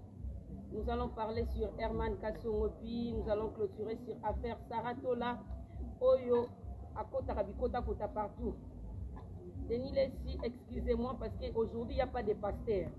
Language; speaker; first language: French; non-native, local second language; Lingala